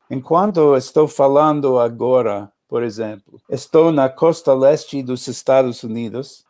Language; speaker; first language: Portuguese; non-native, learner; English